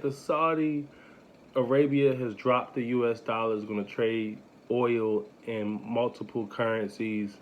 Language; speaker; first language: English; native; English